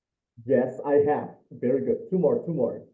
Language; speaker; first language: English; non-native, fluent; Indonesian